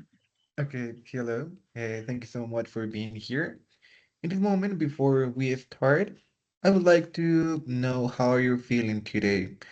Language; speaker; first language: English; non-native, fluent; Spanish